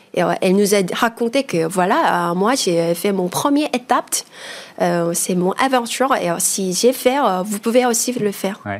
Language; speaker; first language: French; non-native, fluent; Korean